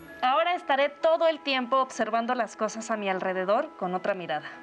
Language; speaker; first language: Spanish; native; Spanish